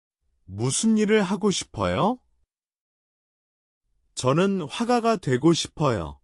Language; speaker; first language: Korean; non-native, learner; Chinese